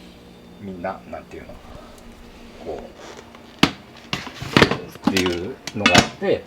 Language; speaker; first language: Japanese; native; Japanese